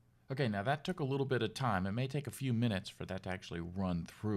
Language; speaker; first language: English; native; English